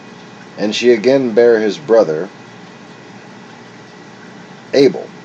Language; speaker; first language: English; native; English